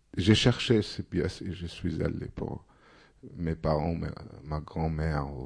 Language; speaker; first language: French; non-native, fluent; Arabic